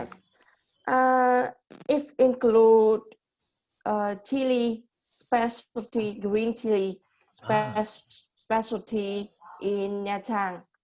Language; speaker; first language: English; non-native, learner; Vietnamese